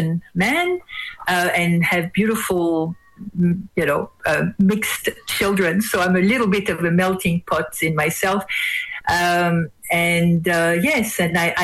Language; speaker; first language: English; non-native, fluent; French